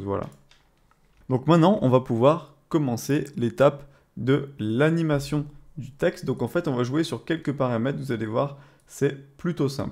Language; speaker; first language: French; native; French